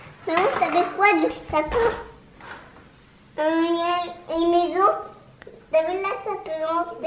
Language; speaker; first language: French; native; French